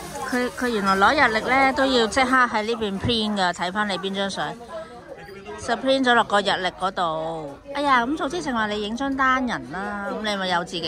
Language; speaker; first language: Chinese; native; Chinese